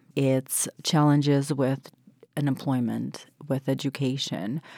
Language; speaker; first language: English; non-native, fluent; Ukrainian